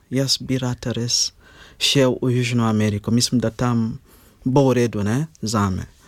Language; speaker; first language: Slovenian; non-native, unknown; Ganda